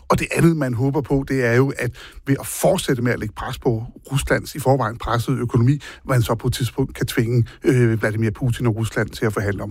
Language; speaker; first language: Danish; native; Danish